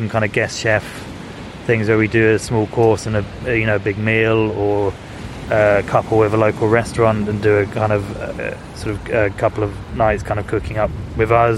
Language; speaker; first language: English; native; English